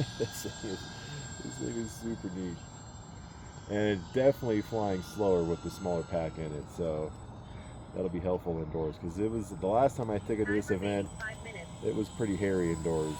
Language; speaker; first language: English; native; English